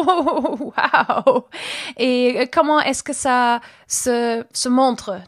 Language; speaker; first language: French; non-native, learner; German